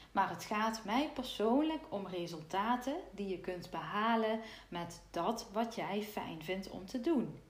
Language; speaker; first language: Dutch; native; Dutch